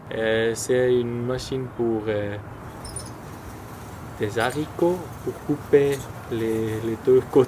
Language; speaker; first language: French; non-native, local second language; German